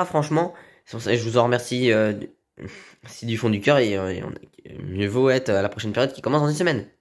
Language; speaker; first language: French; native; French